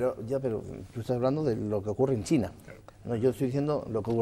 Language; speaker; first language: Spanish; native; Spanish